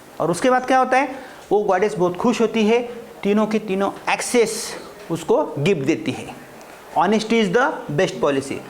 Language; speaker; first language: Hindi; non-native, local second language; Marathi